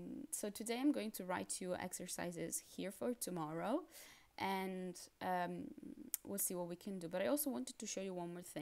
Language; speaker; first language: English; non-native, fluent; Italian